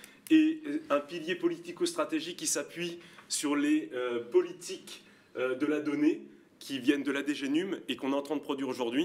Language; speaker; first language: French; native; French